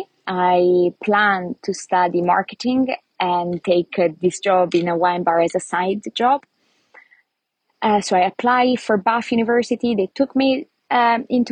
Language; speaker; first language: English; non-native, fluent; Italian